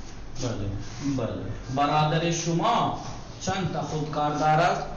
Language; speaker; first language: Persian; non-native, fluent; Urdu